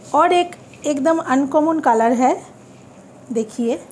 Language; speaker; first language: Hindi; non-native, local second language; Bangla